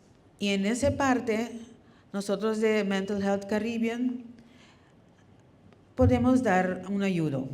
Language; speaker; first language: Spanish; non-native, fluent; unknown